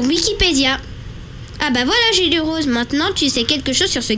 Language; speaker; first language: French; native; French